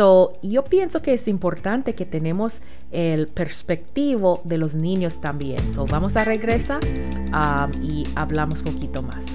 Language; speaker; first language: Spanish; non-native, learner; English